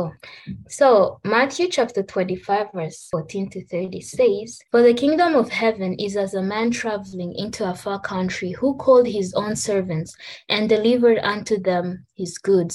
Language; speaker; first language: English; non-native, local second language; Kinyarwanda